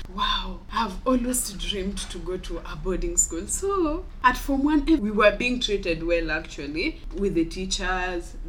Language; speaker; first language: English; non-native, local second language; Luo (Kenya and Tanzania)